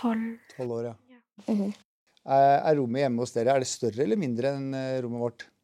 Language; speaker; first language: Norwegian; native; Norwegian